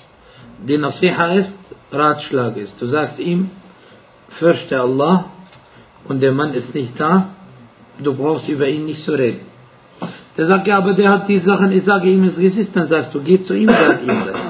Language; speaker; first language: German; non-native, fluent; Arabic